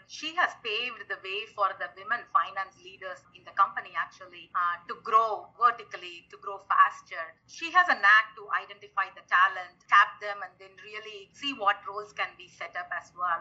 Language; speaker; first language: English; non-native, local second language; Tamil